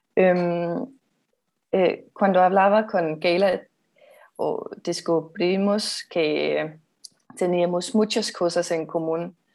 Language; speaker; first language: Spanish; non-native, fluent; Danish